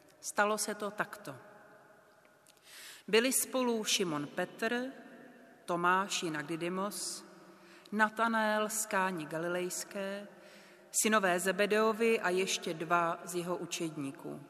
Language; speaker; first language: Czech; native; Czech